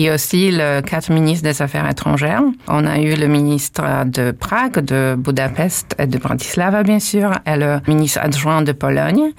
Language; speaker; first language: French; non-native, fluent; Polish